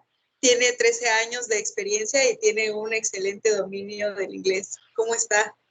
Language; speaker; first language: Spanish; native; Spanish